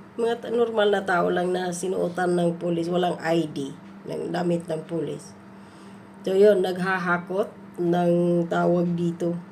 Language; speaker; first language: Filipino; non-native, local second language; Cebuano